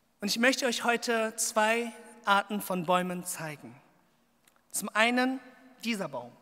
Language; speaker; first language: German; early bilingual, other home language; Korean